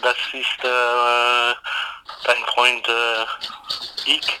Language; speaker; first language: German; non-native, learner; English